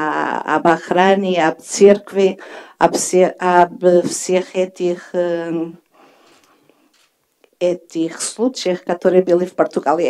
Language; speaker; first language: Russian; non-native, fluent; Portuguese